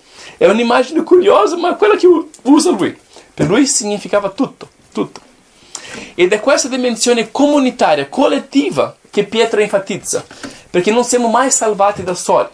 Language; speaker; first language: Italian; non-native, fluent; Portuguese